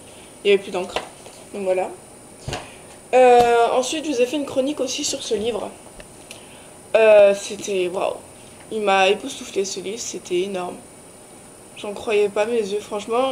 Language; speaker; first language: French; native; French